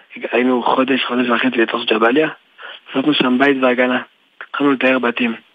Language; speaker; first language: Hebrew; early bilingual, other home language; French